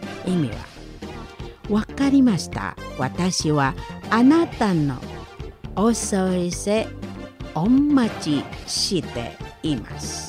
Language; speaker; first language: Japanese; non-native, fluent; Indonesian